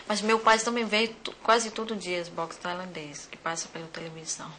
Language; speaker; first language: Portuguese; non-native, fluent; Thai